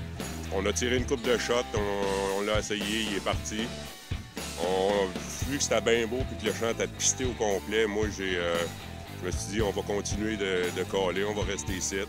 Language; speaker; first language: French; native; French